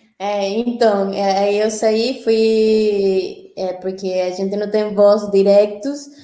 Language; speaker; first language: Portuguese; non-native, fluent; Spanish